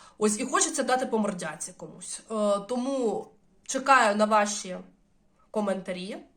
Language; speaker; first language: Ukrainian; non-native, local second language; Russian